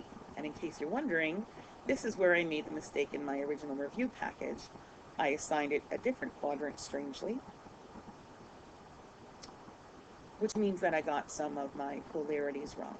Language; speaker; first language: English; native; English